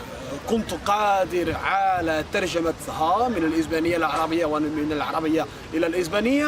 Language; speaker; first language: Arabic; non-native, fluent; Spanish